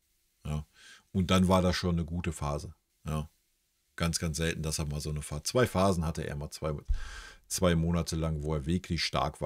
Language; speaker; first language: German; native; German